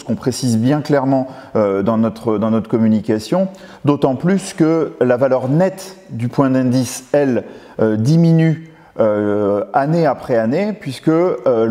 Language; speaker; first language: French; native; French